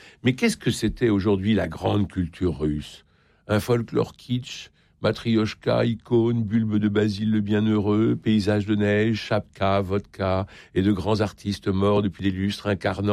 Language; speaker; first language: French; native; French